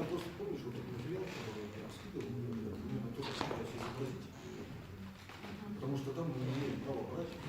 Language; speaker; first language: Russian; native; Russian